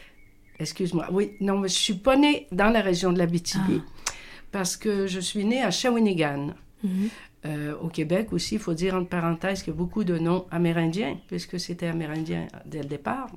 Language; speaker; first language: French; native; French